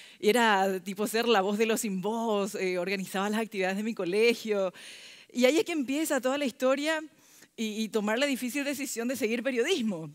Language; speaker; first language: Spanish; early bilingual, other home language; Korean